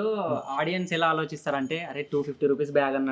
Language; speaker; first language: Telugu; native; Telugu